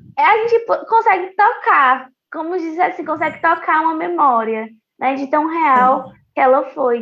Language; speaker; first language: Portuguese; native; Portuguese